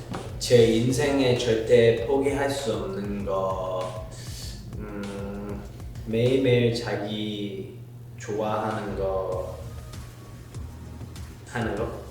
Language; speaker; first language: Korean; non-native, fluent; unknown